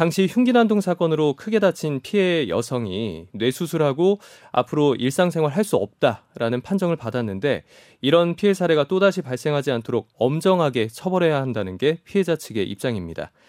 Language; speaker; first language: Korean; native; Korean